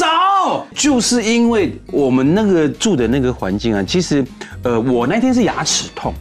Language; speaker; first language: Chinese; native; Chinese